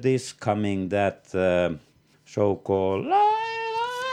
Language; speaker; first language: English; non-native, learner; Finnish